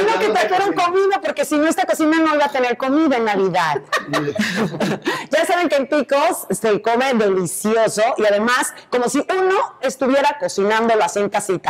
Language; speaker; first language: Spanish; native; Spanish